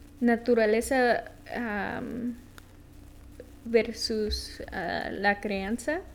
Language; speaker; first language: Spanish; early bilingual, heritage; Spanish